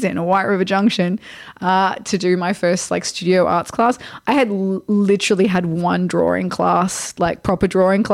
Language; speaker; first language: English; native; English